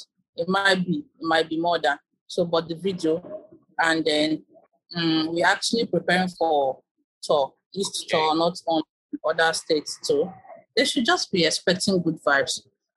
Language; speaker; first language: English; non-native, local second language; Igbo